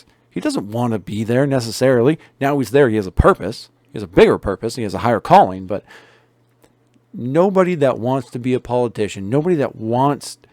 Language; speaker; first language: English; native; English